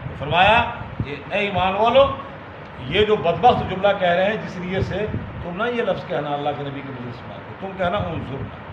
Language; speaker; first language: Urdu; non-native, local second language; Punjabi